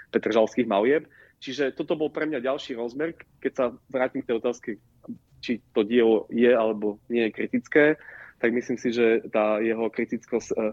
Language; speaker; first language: Slovak; native; Slovak